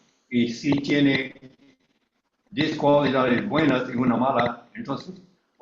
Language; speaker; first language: Spanish; non-native, learner; English